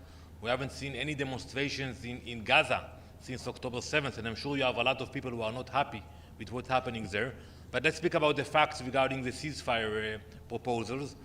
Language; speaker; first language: English; non-native, fluent; Hebrew